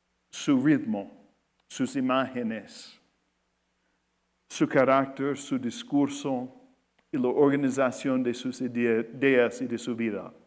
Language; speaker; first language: Spanish; non-native, fluent; English